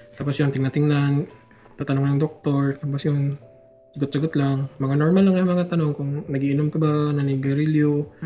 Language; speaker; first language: Filipino; native; Filipino